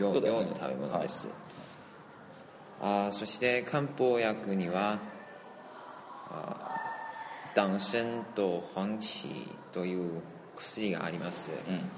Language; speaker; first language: Japanese; non-native, learner; Chinese